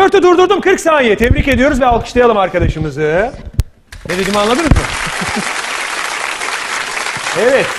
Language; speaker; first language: Turkish; native; Turkish